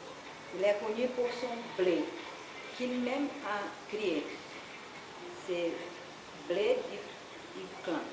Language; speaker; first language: French; non-native, learner; Portuguese